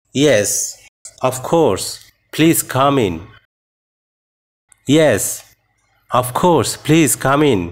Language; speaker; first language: English; non-native, fluent; Bangla